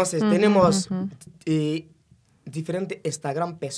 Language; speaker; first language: Spanish; non-native, fluent; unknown